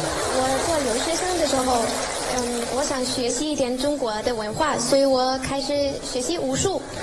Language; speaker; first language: Chinese; non-native, fluent; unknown